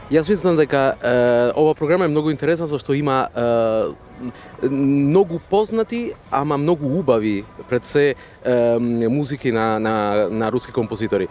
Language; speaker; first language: Macedonian; non-native, fluent; Italian